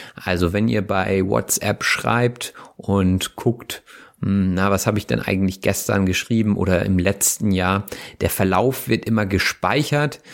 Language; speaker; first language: German; native; German